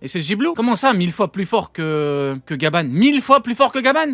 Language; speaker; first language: French; native; French